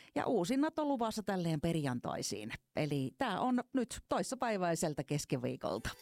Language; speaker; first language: Finnish; native; Finnish